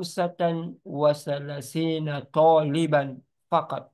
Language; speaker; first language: Arabic; non-native, learner; Indonesian